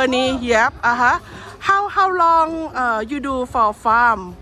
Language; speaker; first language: English; non-native, learner; Thai